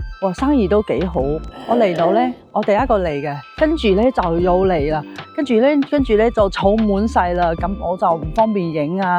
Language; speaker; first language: Chinese; non-native, local second language; Hakka Chinese